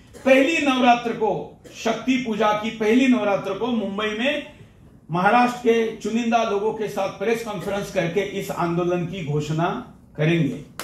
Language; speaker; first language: Hindi; non-native, local second language; Marathi